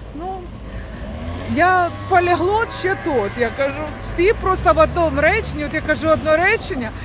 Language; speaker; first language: Ukrainian; native; Ukrainian